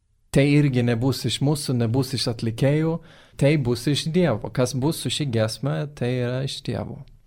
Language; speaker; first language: Lithuanian; non-native, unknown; Swedish